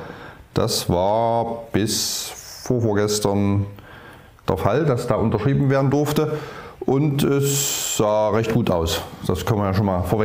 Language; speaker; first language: German; native; German